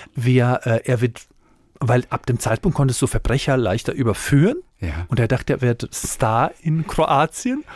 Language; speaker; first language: German; non-native, fluent; Croatian